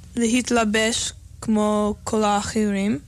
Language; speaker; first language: Hebrew; non-native, learner; English